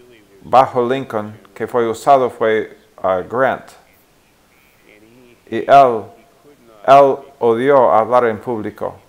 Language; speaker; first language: Spanish; non-native, fluent; English